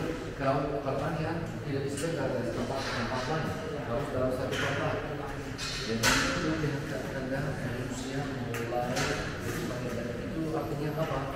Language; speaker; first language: Indonesian; non-native, learner; Arabic